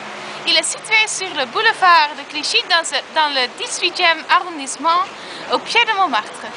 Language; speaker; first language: French; non-native, learner; Dutch